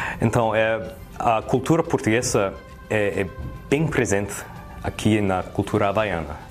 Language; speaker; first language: Portuguese; early bilingual, heritage; English